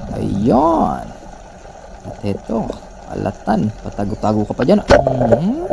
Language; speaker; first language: Filipino; non-native, local second language; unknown